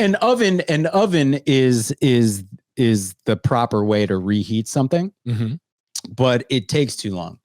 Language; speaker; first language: English; native; English